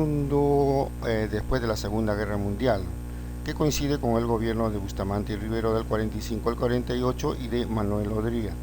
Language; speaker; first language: Spanish; native; Spanish